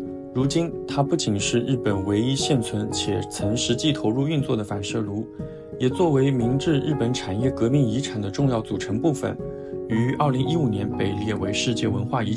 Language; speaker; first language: Chinese; native; Chinese